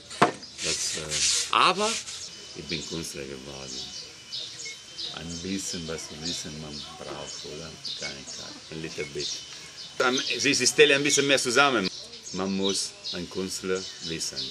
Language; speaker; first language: German; non-native, learner; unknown